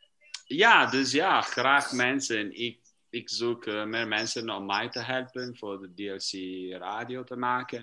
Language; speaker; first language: Dutch; non-native, learner; Portuguese